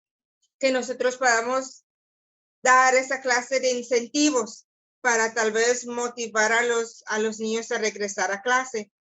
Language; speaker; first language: Spanish; non-native, local second language; English